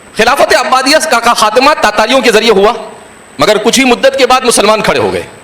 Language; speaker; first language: Urdu; non-native, local second language; Gujarati